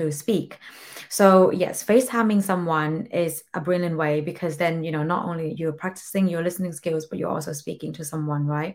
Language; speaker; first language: English; non-native, fluent; Thai